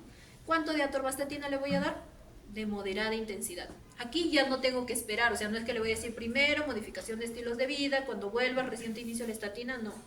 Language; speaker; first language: Spanish; native; Spanish